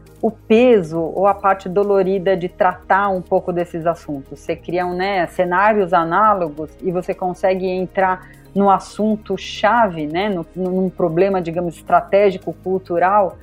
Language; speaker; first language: Portuguese; native; Portuguese